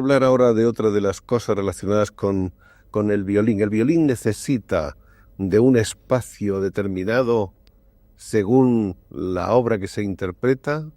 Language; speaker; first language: Spanish; native; Spanish